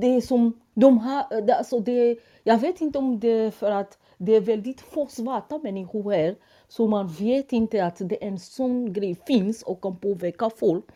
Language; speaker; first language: Swedish; non-native, fluent; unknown